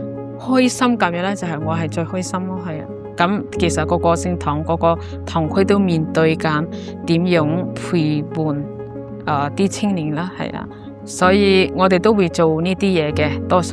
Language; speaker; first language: Cantonese; non-native, fluent; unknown